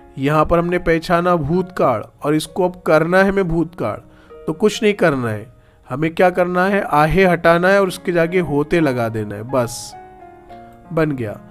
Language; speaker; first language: Urdu; native; Urdu